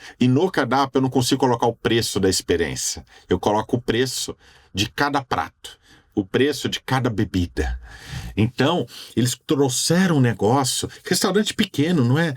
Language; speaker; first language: Portuguese; native; Portuguese